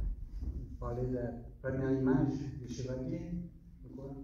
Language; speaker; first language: French; non-native, fluent; English